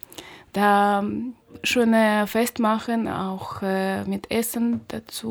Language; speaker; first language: German; non-native, learner; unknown